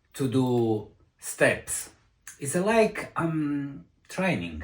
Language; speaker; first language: English; non-native, learner; Italian